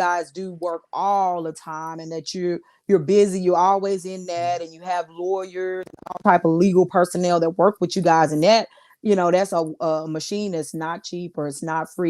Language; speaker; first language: English; native; English